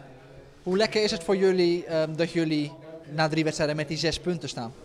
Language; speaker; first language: Dutch; native; Dutch